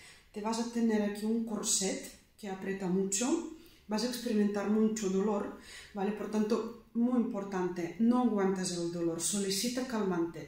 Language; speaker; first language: Spanish; non-native, fluent; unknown